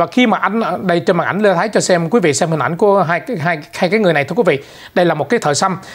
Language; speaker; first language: Vietnamese; early bilingual, heritage; Vietnamese